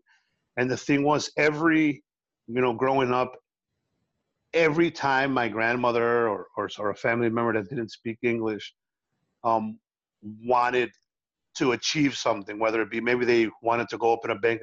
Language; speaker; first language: English; early bilingual, other home language; Spanish